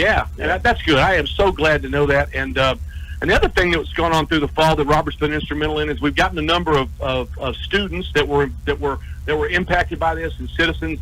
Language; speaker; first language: English; native; English